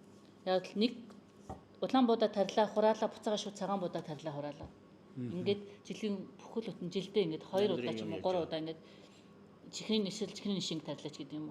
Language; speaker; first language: Mongolian; native; Mongolian